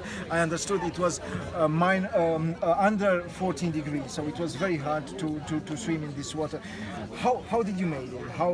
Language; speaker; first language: English; non-native, fluent; Romanian